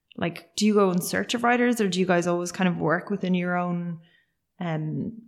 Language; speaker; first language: English; native; English